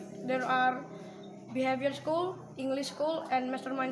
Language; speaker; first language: English; non-native, learner; Indonesian